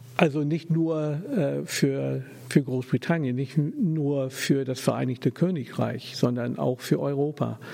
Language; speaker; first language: German; non-native, fluent; English